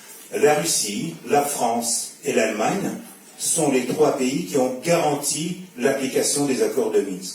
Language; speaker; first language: French; non-native, fluent; Russian